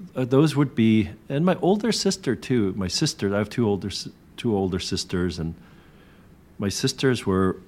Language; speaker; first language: English; early bilingual, other home language; Korean